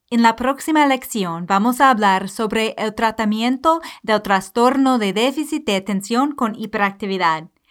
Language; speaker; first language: Spanish; non-native, fluent; English